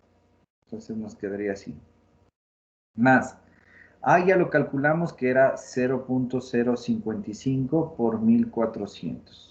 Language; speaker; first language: Spanish; native; Spanish